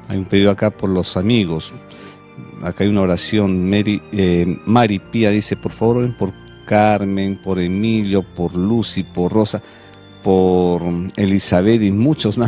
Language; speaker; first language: Spanish; native; Spanish